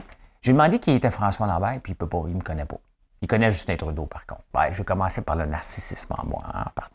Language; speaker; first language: French; native; French